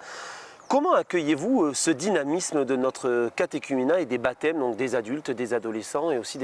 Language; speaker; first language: French; native; French